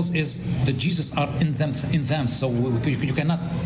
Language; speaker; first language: English; non-native, learner; Arabic